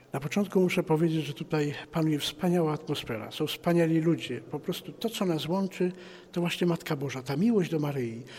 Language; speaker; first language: Polish; native; Polish